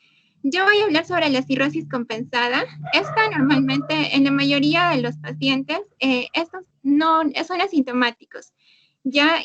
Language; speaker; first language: Spanish; native; Spanish